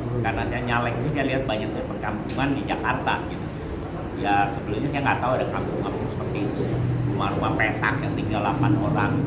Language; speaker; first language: Indonesian; early bilingual, heritage; Indonesian